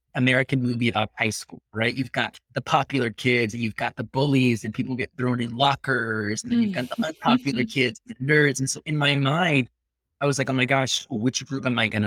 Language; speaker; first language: English; early bilingual, other home language; Spanish